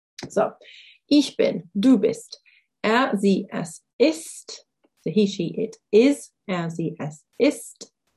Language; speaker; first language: German; non-native, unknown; English